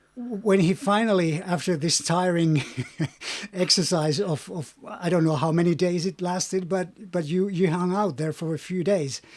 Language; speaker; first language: English; non-native, fluent; Finnish